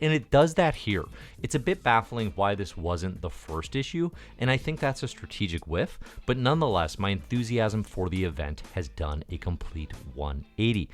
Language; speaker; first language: English; native; English